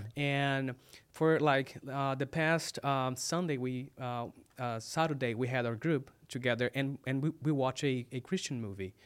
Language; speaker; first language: English; non-native, fluent; Portuguese